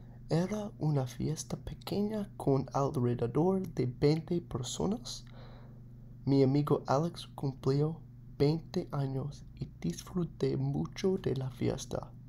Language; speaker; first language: Spanish; non-native, learner; English